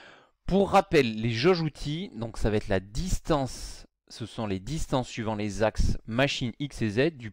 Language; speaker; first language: French; native; French